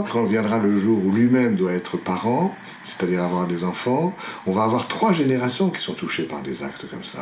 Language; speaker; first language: French; native; French